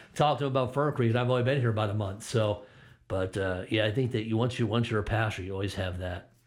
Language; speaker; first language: English; native; English